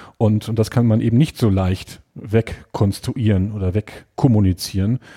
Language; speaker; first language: German; native; German